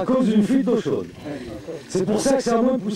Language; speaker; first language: French; native; French